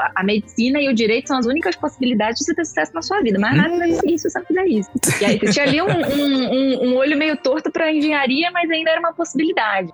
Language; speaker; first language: Portuguese; native; Portuguese